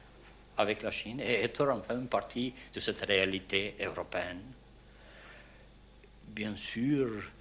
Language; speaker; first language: French; non-native, fluent; Albanian